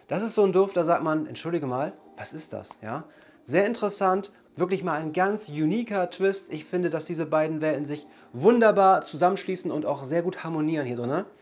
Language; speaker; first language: German; native; German